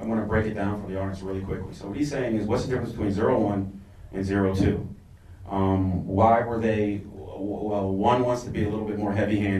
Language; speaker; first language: English; native; English